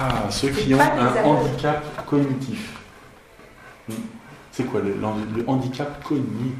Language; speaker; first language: French; native; French